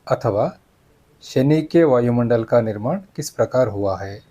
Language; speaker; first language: Hindi; non-native, local second language; Kannada